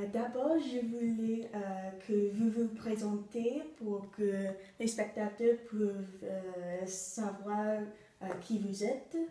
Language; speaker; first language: French; non-native, learner; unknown